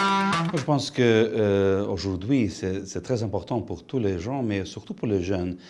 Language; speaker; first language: French; non-native, fluent; Lithuanian